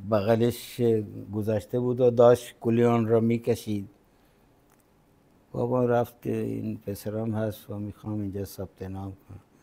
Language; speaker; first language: Persian; non-native, fluent; Punjabi